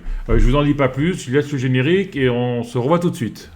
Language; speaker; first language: French; native; French